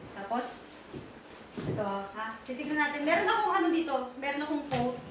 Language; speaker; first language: Filipino; native; Filipino